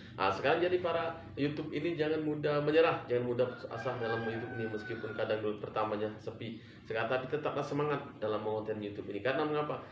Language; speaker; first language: Indonesian; non-native, local second language; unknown